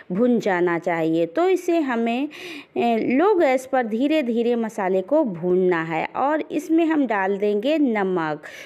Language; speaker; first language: Hindi; native; Hindi